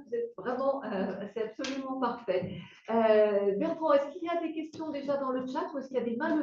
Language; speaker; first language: French; native; French